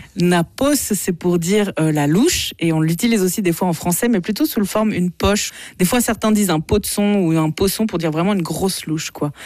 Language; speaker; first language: French; native; French